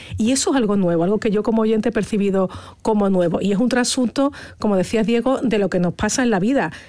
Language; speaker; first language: Spanish; native; Spanish